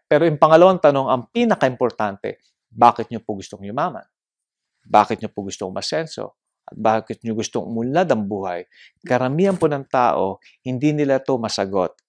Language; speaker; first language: Filipino; native; Filipino